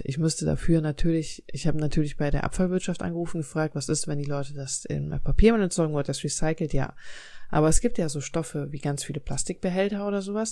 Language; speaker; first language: German; native; German